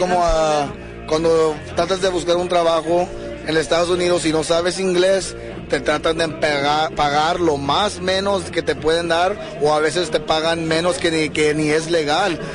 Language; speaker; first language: Spanish; early bilingual, heritage; English